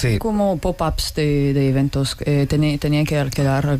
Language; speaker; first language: Spanish; non-native, learner; Russian